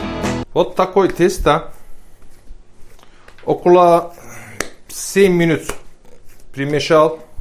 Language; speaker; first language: Russian; non-native, learner; Turkish